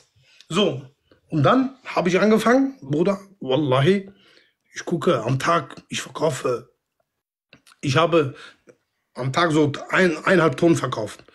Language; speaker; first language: German; non-native, fluent; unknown